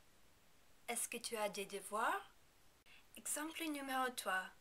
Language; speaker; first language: French; non-native, fluent; English